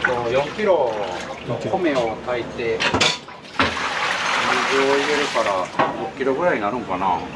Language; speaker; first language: Japanese; native; Japanese